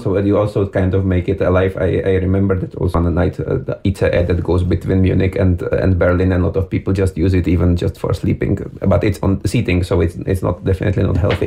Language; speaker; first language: English; non-native, fluent; German